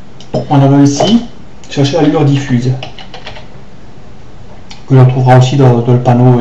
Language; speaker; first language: French; native; French